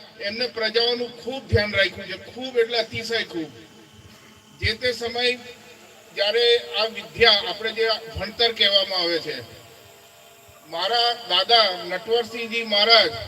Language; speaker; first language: Gujarati; native; Gujarati